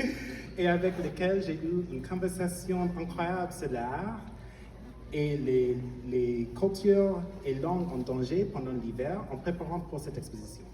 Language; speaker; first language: French; non-native, fluent; English